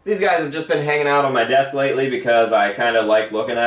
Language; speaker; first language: English; native; English